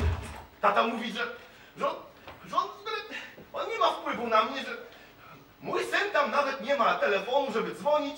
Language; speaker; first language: Polish; non-native, fluent; Kurdish